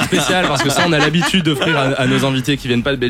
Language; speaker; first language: French; native; French